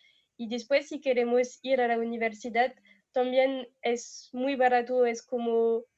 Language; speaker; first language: Spanish; non-native, fluent; French